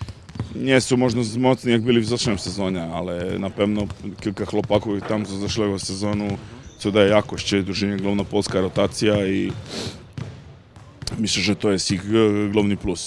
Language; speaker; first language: Polish; non-native, learner; Serbian